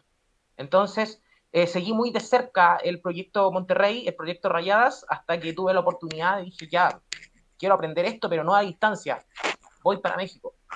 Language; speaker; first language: Spanish; native; Spanish